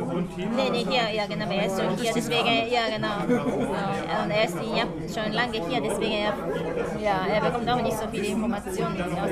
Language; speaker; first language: German; non-native, fluent; Japanese